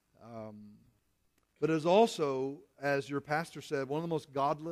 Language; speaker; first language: English; native; English